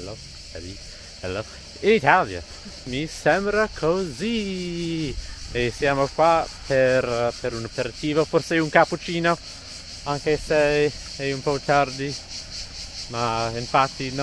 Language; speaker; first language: Italian; non-native, fluent; English